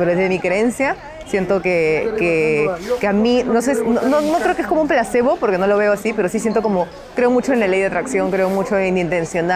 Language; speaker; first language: Spanish; native; Spanish